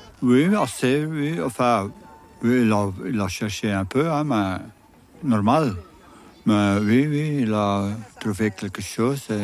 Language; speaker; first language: French; non-native, local second language; Dutch